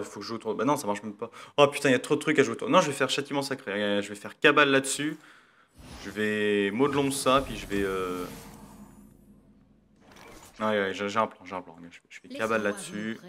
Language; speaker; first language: French; native; French